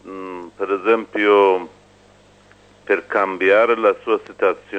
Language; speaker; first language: Italian; non-native, fluent; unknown